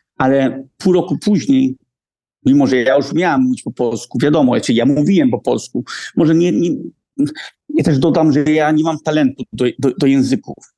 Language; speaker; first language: Polish; early bilingual, heritage; Polish